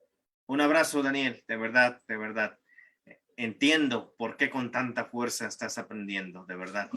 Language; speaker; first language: Spanish; native; Spanish